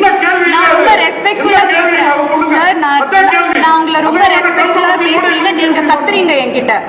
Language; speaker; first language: Tamil; non-native, fluent; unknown